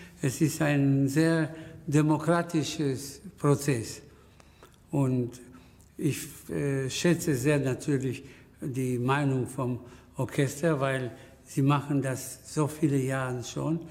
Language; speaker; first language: German; non-native, fluent; Spanish